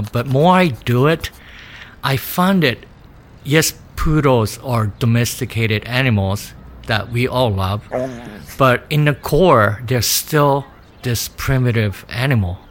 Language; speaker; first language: English; early bilingual, other home language; Japanese